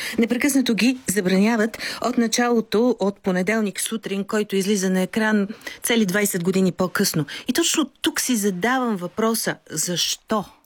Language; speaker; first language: Bulgarian; native; Bulgarian